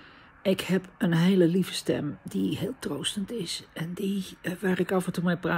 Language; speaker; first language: Dutch; native; Dutch